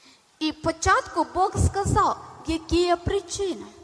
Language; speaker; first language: Ukrainian; non-native, learner; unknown